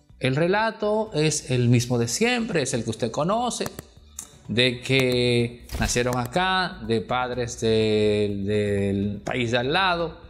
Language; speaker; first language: Spanish; native; Spanish